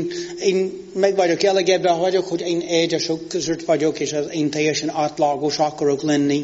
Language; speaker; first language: Hungarian; non-native, fluent; English